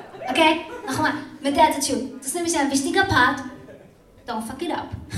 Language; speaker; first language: German; native; German